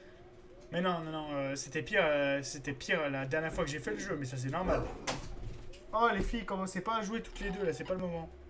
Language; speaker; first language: French; native; French